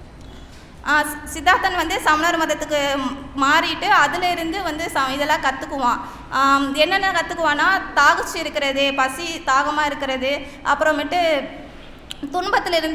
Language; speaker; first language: Tamil; native; Tamil